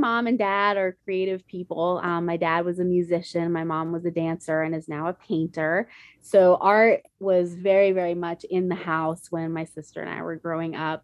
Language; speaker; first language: English; native; English